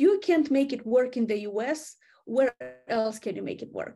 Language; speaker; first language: English; non-native, fluent; Romanian